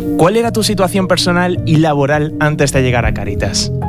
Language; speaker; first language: Spanish; native; Spanish